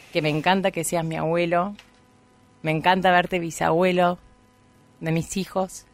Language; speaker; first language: Spanish; native; Spanish